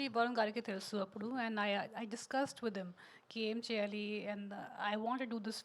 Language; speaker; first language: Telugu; non-native, learner; Hindi